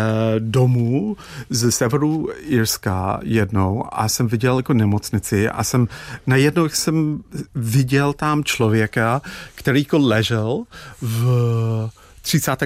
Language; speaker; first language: Czech; non-native, fluent; English